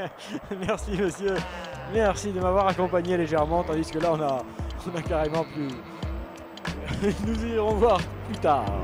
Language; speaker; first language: French; native; French